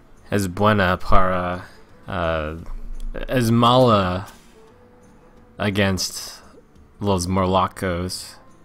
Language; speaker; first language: Spanish; non-native, learner; English